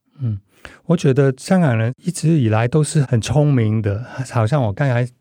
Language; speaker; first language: Chinese; non-native, local second language; Cantonese